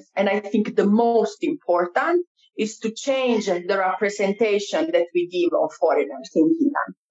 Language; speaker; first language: English; non-native, fluent; Italian